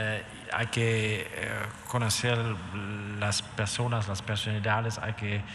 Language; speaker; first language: Spanish; non-native, fluent; German